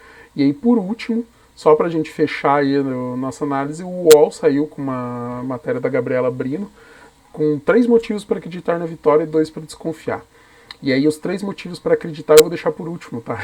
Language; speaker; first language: Portuguese; native; Portuguese